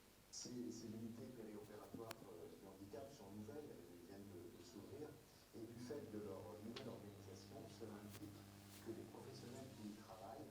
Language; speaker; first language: French; native; French